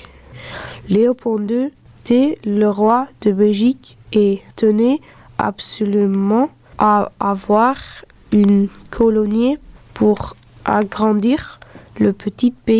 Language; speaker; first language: French; early bilingual, other home language; Dutch